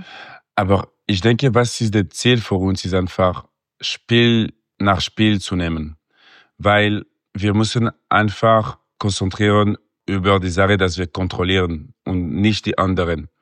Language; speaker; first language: German; non-native, local second language; French